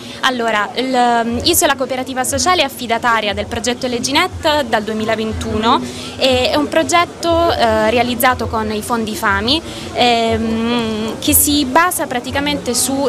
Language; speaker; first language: Italian; native; Italian